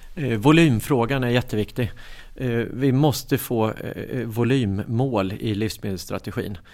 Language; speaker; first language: Swedish; native; Swedish